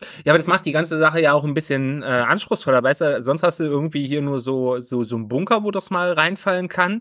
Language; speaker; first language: German; native; German